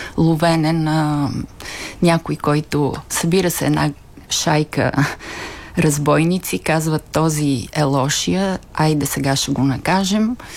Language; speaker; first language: Bulgarian; native; Bulgarian